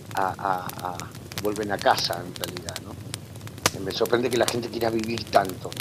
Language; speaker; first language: Spanish; native; Spanish